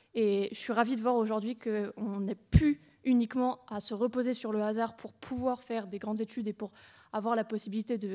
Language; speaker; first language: French; native; French